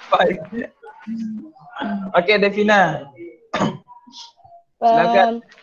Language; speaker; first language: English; non-native, fluent; Indonesian